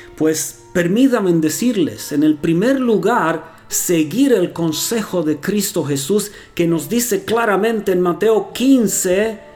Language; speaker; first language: Spanish; non-native, fluent; Romanian